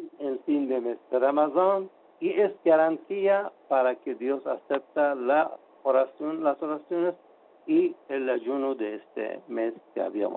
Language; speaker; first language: Spanish; non-native, fluent; Persian